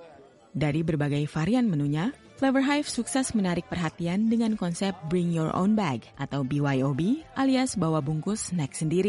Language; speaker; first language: Indonesian; native; Indonesian